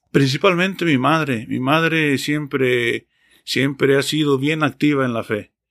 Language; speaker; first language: Spanish; native; Spanish